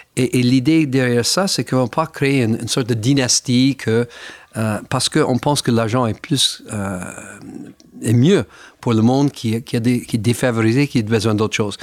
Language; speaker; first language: French; non-native, fluent; English